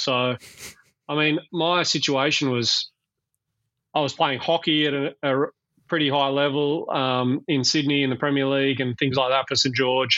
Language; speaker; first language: English; native; English